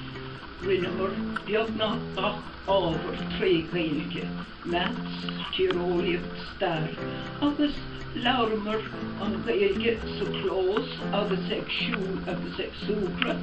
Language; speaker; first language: Irish; non-native, local second language; English